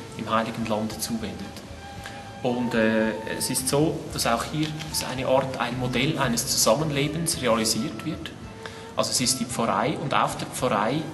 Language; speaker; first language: German; native; German